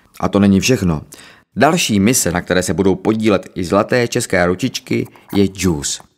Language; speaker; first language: Czech; native; Czech